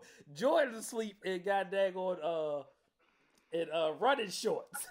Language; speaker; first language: English; native; English